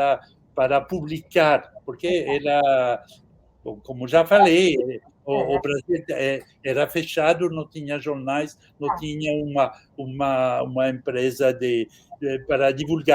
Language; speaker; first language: Portuguese; non-native, fluent; French